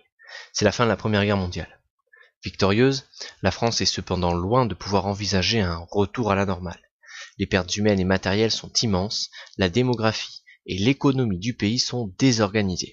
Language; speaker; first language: French; native; French